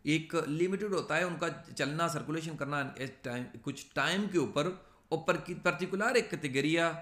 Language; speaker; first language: Urdu; non-native, local second language; Punjabi